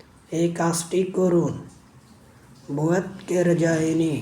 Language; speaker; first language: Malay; non-native, learner; Bangla